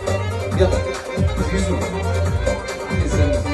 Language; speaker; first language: Arabic; native; Arabic